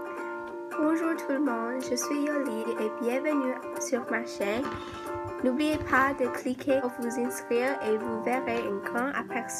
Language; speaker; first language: French; non-native, learner; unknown